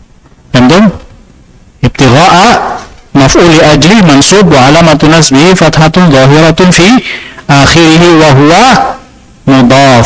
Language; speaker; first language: Arabic; non-native, fluent; Indonesian